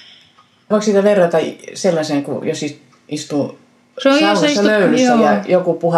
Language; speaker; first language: Finnish; native; Finnish